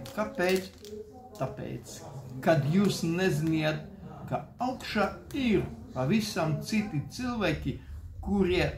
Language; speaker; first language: Latvian; non-native, local second language; Russian